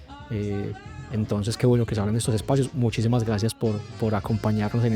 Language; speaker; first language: Spanish; native; Spanish